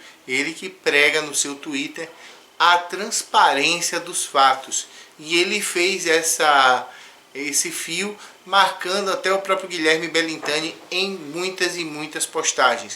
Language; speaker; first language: Portuguese; native; Portuguese